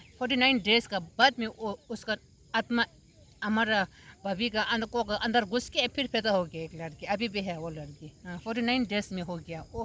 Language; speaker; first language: Hindi; non-native, local second language; Tibetan